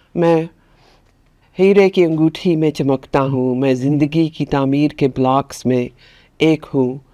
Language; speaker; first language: Urdu; early bilingual, heritage; Urdu